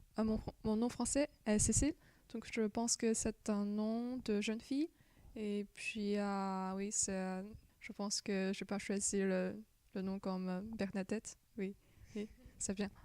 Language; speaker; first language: French; non-native, fluent; Chinese